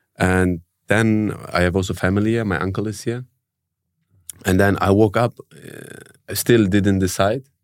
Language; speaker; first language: English; early bilingual, heritage; German